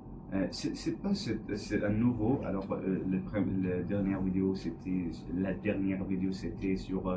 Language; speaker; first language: French; non-native, learner; English